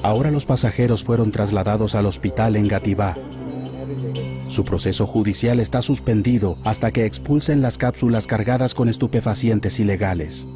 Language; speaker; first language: Spanish; native; Spanish